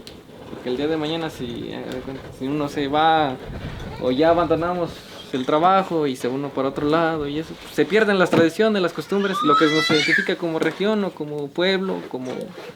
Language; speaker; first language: Spanish; native; Spanish